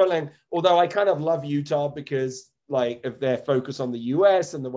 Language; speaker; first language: English; native; English